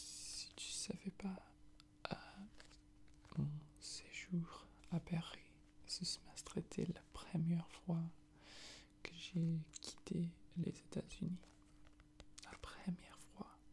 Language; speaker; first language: French; non-native, fluent; English